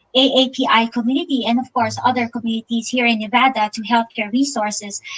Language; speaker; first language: English; non-native, local second language; Filipino